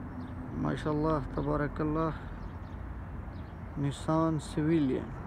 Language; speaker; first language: Arabic; non-native, learner; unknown